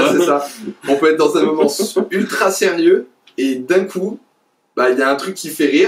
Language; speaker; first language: French; native; French